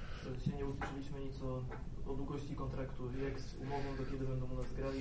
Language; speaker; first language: Polish; native; Polish